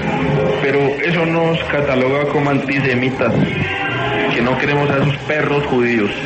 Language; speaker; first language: Spanish; native; Spanish